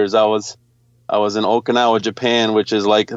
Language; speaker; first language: English; early bilingual, other home language; Polish